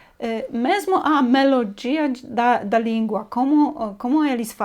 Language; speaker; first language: Portuguese; non-native, fluent; Polish